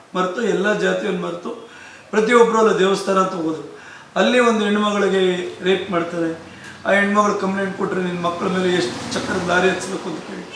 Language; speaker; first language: Kannada; native; Kannada